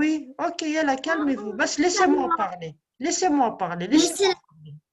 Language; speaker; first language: French; non-native, local second language; Arabic